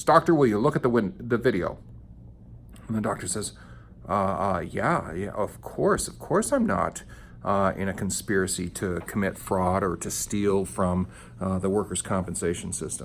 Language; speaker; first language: English; native; English